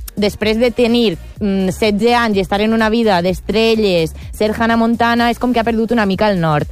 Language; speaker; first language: Catalan; native; Catalan